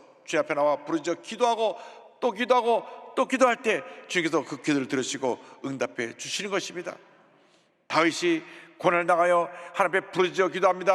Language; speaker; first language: Korean; native; Korean